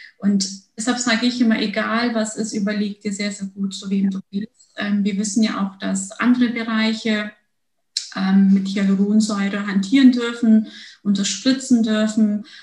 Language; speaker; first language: German; early bilingual, other home language; Turkish